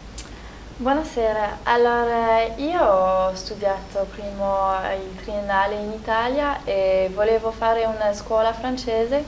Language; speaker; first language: Italian; non-native, fluent; French